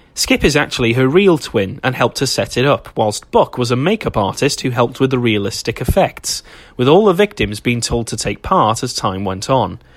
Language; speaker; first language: English; native; English